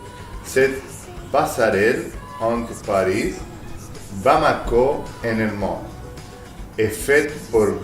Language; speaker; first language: French; non-native, learner; Spanish